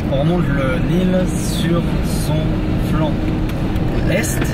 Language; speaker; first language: French; native; French